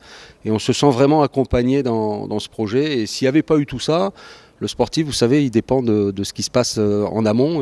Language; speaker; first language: French; native; French